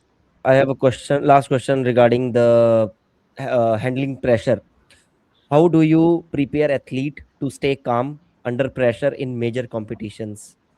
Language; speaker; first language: English; non-native, local second language; Hindi